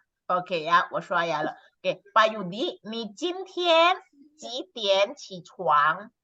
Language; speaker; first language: Chinese; non-native, fluent; Indonesian